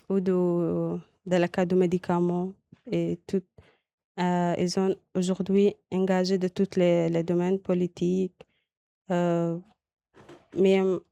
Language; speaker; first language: French; non-native, local second language; Arabic